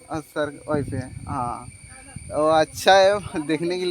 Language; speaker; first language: Hindi; non-native, local second language; Odia